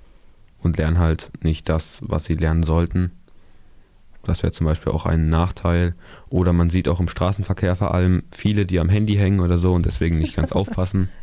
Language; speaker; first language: German; native; German